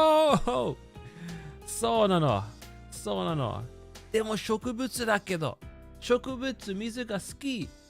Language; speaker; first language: Japanese; non-native, learner; English